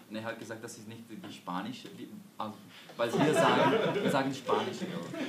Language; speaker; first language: German; non-native, learner; Slovenian